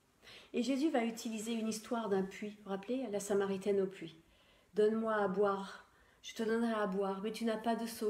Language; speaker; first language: French; native; French